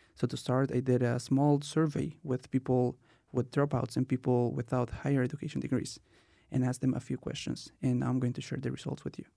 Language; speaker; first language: English; non-native, fluent; Spanish